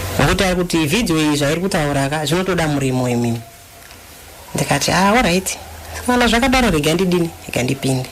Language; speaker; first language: Shona; non-native, fluent; Luba-Lulua